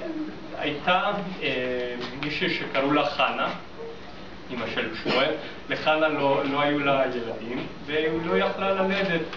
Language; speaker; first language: Hebrew; non-native, fluent; English